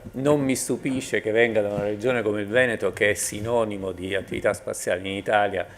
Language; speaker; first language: Italian; native; Italian